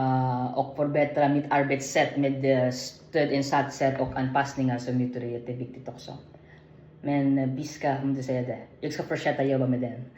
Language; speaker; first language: Swedish; non-native, learner; Filipino